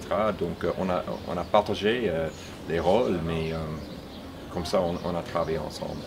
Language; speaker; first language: French; non-native, fluent; English